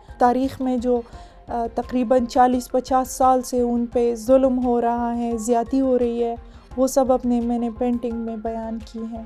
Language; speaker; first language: Urdu; non-native, fluent; Persian